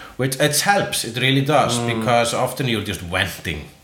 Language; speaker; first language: English; non-native, fluent; Icelandic